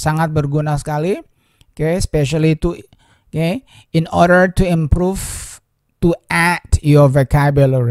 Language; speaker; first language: English; non-native, fluent; Indonesian